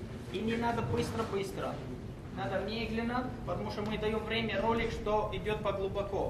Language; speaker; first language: Russian; non-native, learner; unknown